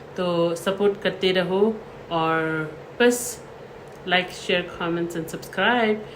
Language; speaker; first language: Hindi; non-native, local second language; Tibetan